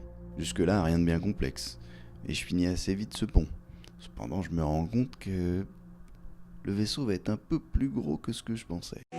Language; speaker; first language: French; native; French